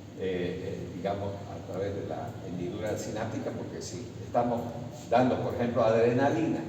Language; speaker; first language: Spanish; native; Spanish